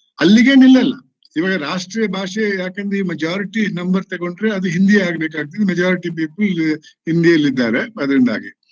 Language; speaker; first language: Kannada; non-native, local second language; Tulu